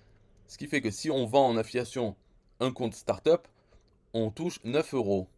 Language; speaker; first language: French; native; French